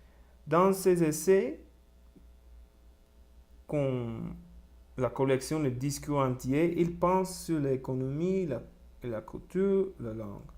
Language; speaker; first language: French; non-native, learner; Spanish